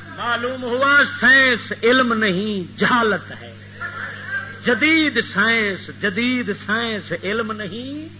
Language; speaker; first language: Urdu; non-native, local second language; Punjabi